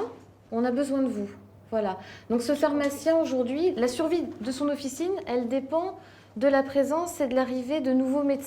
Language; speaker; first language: French; native; French